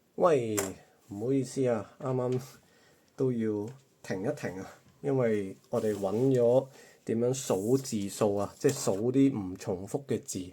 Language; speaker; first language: Cantonese; native; Cantonese